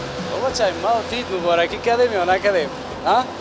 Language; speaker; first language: Persian; native; Persian